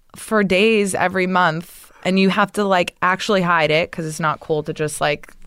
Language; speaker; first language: English; native; English